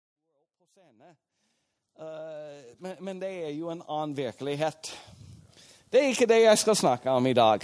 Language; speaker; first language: Norwegian; non-native, fluent; English